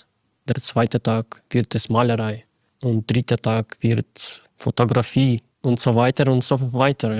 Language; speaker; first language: German; non-native, fluent; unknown